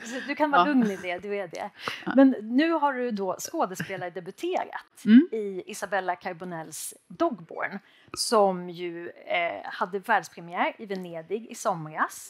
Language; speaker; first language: Swedish; native; Swedish